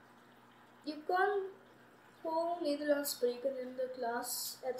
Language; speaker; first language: Dutch; non-native, local second language; Papiamento